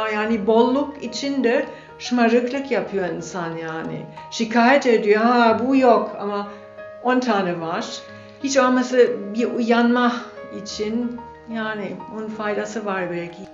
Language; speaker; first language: Turkish; early bilingual, heritage; Turkish